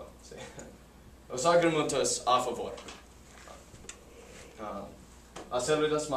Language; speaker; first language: Spanish; non-native, learner; English